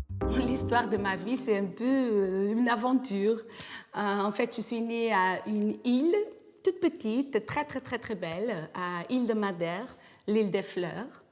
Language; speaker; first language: French; non-native, fluent; Portuguese